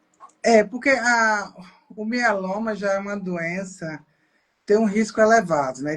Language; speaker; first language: Portuguese; native; Portuguese